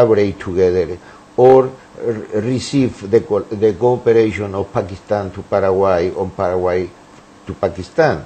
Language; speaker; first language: English; non-native, learner; Spanish